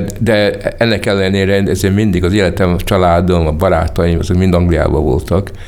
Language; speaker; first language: Hungarian; early bilingual, heritage; Hungarian